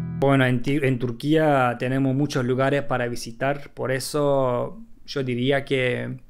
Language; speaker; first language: Spanish; non-native, fluent; Turkish